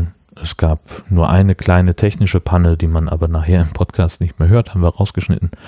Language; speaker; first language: German; native; German